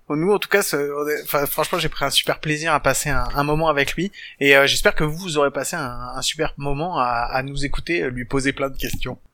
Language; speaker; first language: French; native; French